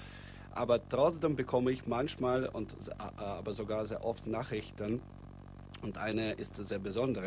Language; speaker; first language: German; non-native, fluent; Russian